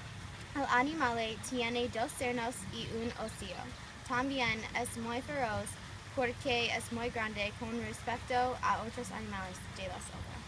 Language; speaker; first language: Spanish; non-native, learner; English